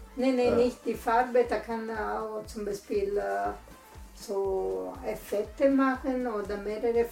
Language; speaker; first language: German; non-native, learner; Italian